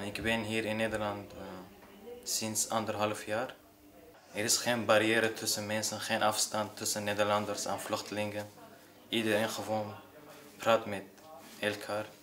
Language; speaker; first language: Dutch; non-native, fluent; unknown